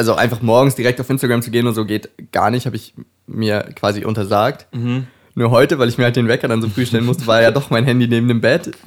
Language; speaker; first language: German; native; German